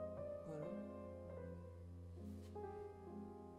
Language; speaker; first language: French; native; French